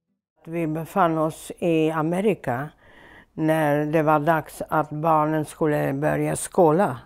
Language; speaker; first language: Swedish; non-native, fluent; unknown